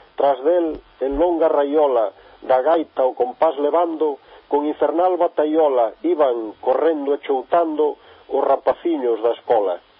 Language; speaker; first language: Galician; native; Galician